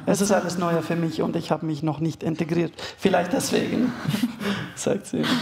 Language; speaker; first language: German; non-native, fluent; Arabic